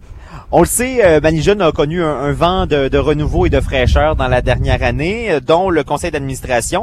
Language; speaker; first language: French; native; French